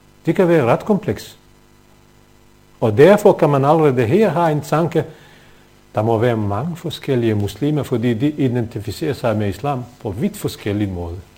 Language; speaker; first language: Danish; non-native, fluent; Bosnian